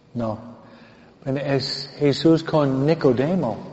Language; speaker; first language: Spanish; non-native, fluent; English